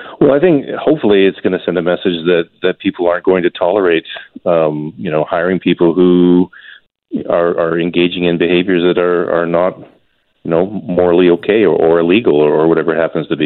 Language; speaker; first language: English; native; English